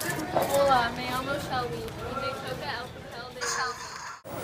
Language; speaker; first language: Spanish; non-native, learner; English